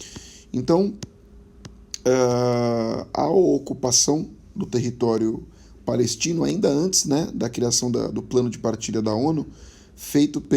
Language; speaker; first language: Portuguese; native; Portuguese